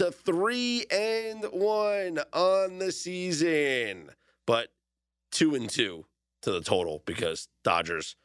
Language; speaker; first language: English; native; English